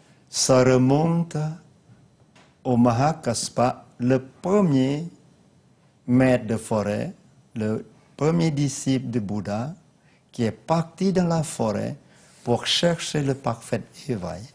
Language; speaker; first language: French; non-native, learner; Lao